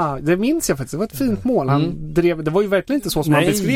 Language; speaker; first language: Swedish; native; Swedish